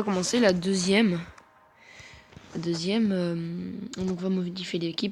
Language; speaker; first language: French; native; French